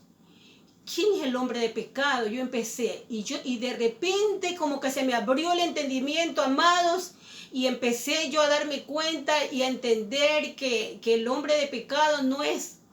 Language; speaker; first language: Spanish; native; Spanish